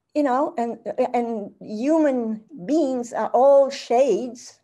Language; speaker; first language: English; early bilingual, other home language; German